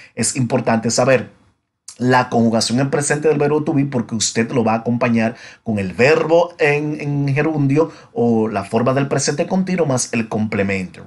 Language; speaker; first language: Spanish; native; Spanish